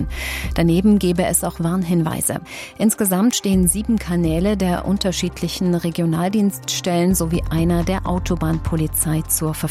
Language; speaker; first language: German; native; German